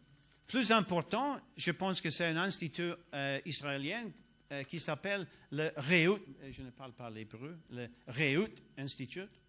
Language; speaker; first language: French; non-native, learner; English